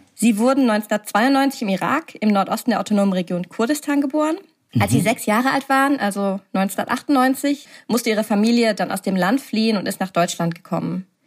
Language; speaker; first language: German; native; German